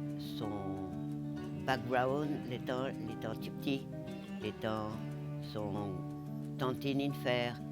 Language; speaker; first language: French; non-native, local second language; Morisyen